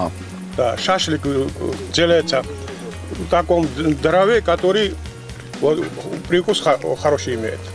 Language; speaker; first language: Russian; non-native, fluent; Georgian